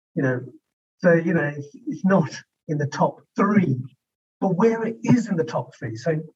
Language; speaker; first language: English; native; English